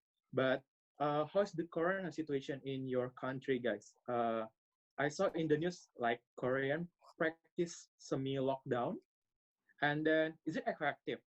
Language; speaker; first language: English; non-native, learner; Indonesian